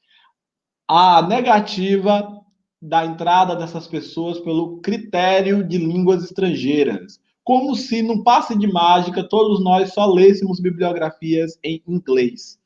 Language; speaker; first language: Portuguese; native; Portuguese